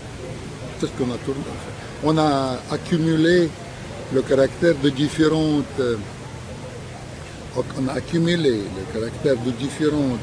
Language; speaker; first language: French; non-native, fluent; Russian